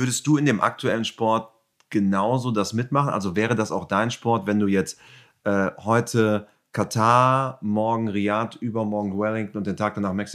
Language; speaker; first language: German; native; German